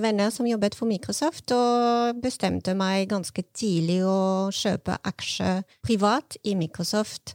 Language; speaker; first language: Norwegian; non-native, fluent; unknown